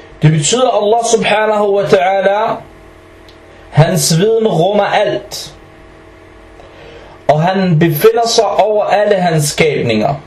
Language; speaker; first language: Danish; early bilingual, other home language; Arabic